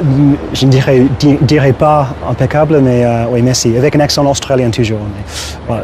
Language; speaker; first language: French; non-native, fluent; English